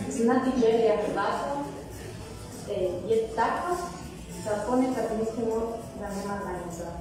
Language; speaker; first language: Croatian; non-native, learner; Hungarian